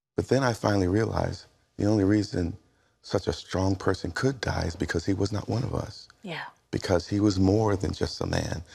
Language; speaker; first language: English; native; English